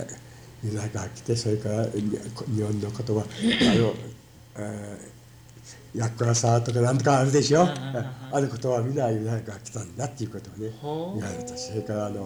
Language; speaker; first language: Japanese; native; Japanese